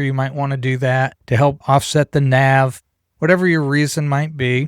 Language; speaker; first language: English; native; English